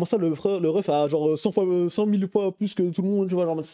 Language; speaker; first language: French; native; French